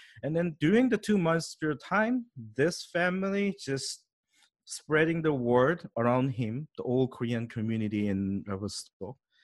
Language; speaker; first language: English; non-native, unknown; Korean